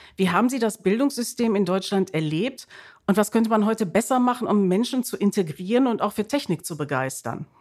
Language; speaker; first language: German; native; German